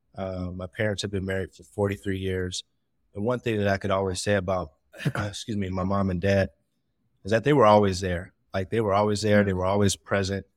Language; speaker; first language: English; native; English